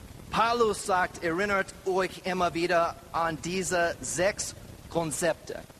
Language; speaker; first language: German; non-native, learner; English